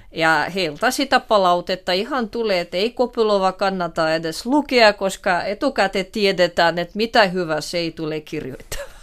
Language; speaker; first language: Finnish; non-native, fluent; Russian